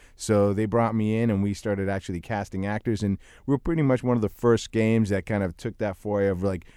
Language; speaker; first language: English; early bilingual, other home language; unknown